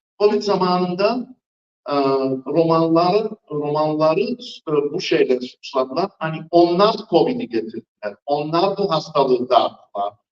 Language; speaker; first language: Turkish; non-native, fluent; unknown